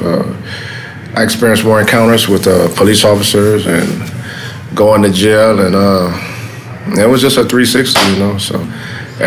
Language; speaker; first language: English; native; English